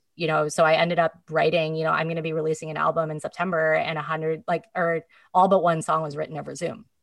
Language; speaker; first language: English; native; English